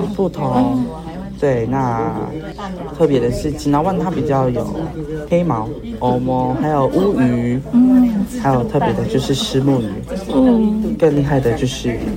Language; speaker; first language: Chinese; native; Chinese